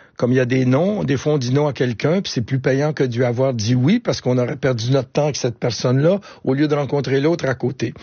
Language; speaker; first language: French; native; French